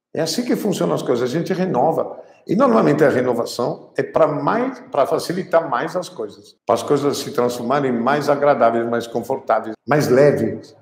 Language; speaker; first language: Portuguese; non-native, fluent; Italian